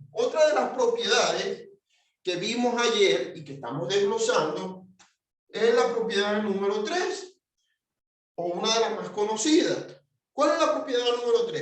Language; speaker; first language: Spanish; native; Spanish